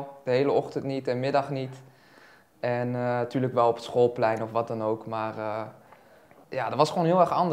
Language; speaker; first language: Dutch; native; Dutch